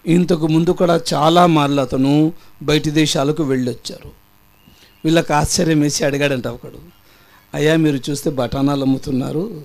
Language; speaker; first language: Telugu; non-native, local second language; Urdu